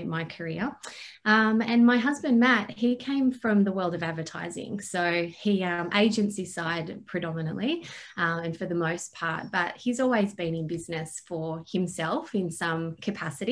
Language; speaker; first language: English; native; English